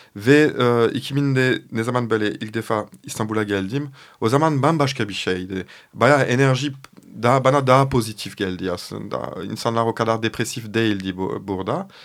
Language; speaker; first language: Turkish; non-native, fluent; French